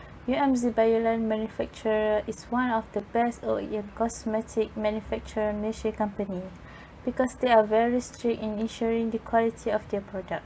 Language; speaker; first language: English; non-native, fluent; Malay